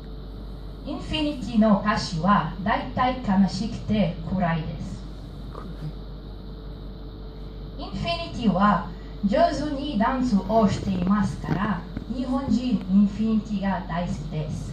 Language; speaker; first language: Japanese; non-native, learner; Hebrew